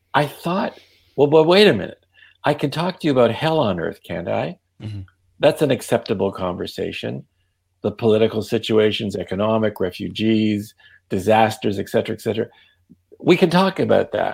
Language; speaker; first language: English; non-native, fluent; Yiddish